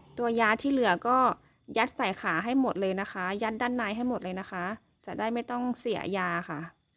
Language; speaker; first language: Thai; non-native, local second language; S'gaw Karen